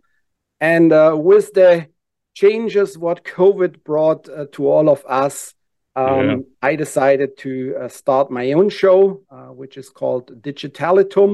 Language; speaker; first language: English; non-native, fluent; German